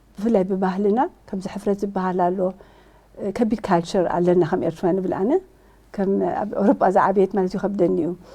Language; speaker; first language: Tigrinya; early bilingual, heritage; Tigrinya